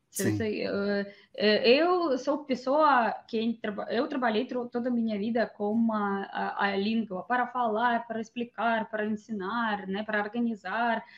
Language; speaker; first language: Portuguese; non-native, learner; Russian